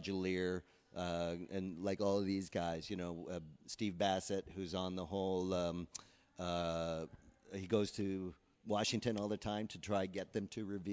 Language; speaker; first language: English; native; English